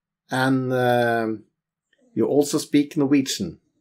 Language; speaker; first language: English; non-native, fluent; Norwegian